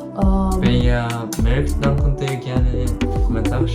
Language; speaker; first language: German; non-native, learner; Japanese